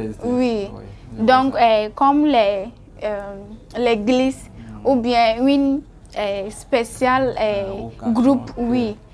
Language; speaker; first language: French; non-native, learner; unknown